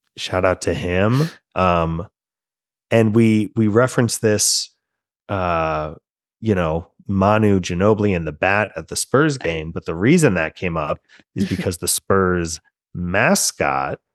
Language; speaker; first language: English; native; English